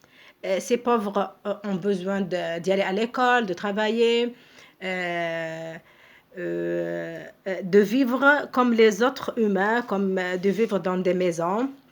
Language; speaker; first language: French; non-native, fluent; Arabic